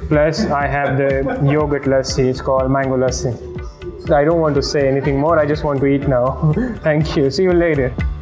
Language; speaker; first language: English; non-native, local second language; Hindi